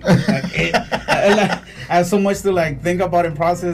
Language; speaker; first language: English; early bilingual, other home language; Spanish